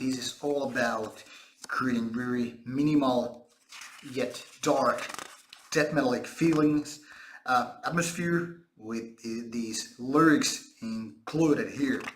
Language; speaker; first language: English; non-native, fluent; Finnish